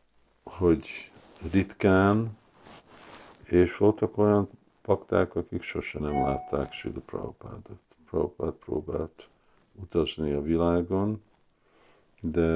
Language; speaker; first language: Hungarian; early bilingual, heritage; Hungarian